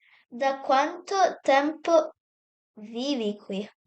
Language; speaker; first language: Italian; non-native, learner; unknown